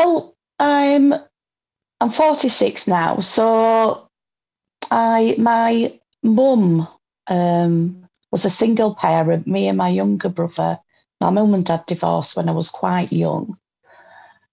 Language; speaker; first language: English; native; English